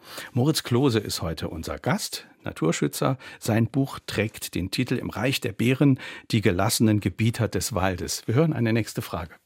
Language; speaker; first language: German; native; German